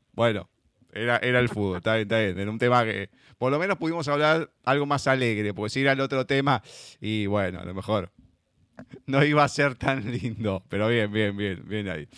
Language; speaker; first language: Spanish; native; Spanish